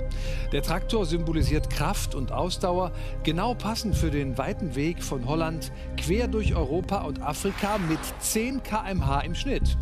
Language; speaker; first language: German; native; German